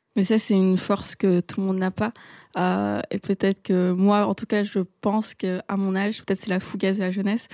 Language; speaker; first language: French; non-native, local second language; Arabic